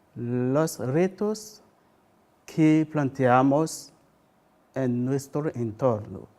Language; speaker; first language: Spanish; non-native, fluent; Haitian Creole